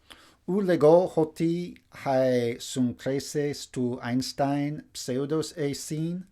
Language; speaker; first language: Greek; non-native, fluent; English